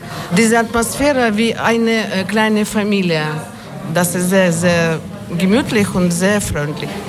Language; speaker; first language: German; non-native, learner; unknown